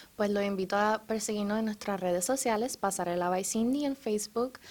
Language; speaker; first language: Spanish; native; Spanish